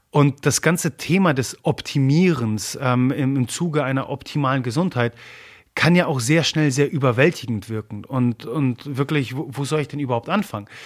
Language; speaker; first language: German; early bilingual, other home language; Polish